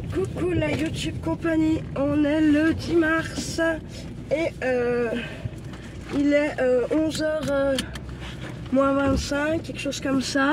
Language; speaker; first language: French; native; French